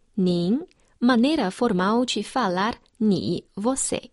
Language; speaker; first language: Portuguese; non-native, fluent; Chinese